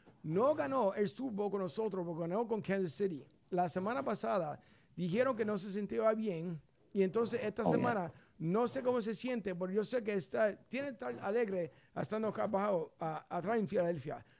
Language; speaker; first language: Spanish; non-native, learner; English